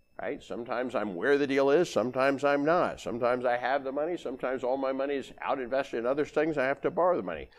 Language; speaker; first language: English; native; English